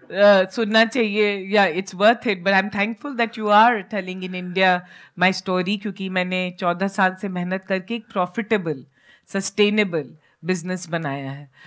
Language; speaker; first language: Hindi; native; Hindi